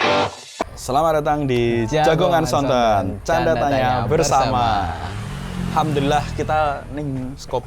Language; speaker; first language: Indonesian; non-native, local second language; Javanese